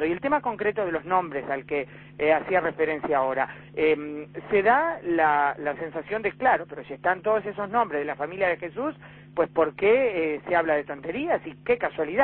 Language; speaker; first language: Spanish; native; Spanish